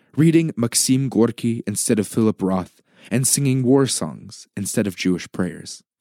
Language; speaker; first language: English; native; English